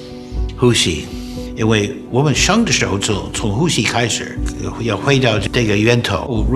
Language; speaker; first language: Chinese; non-native, fluent; English